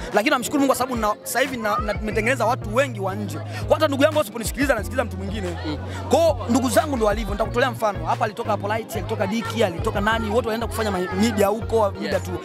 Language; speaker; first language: Swahili; non-native, local second language; Bembe